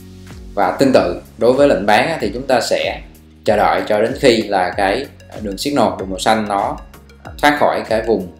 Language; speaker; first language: Vietnamese; native; Vietnamese